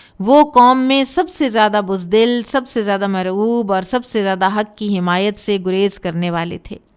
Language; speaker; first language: Urdu; native; Urdu